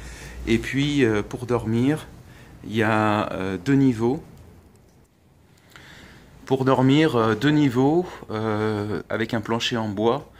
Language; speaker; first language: French; native; French